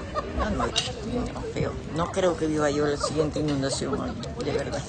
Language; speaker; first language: Spanish; native; Spanish